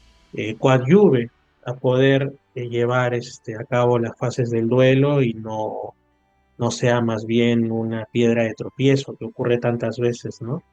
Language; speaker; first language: Spanish; native; Spanish